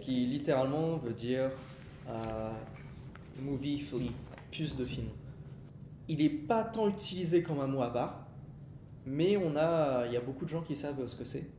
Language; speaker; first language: French; native; French